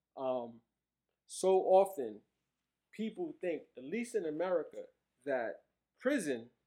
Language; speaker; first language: English; native; English